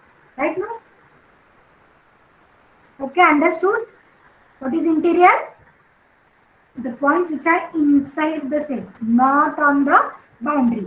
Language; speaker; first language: English; non-native, local second language; Marathi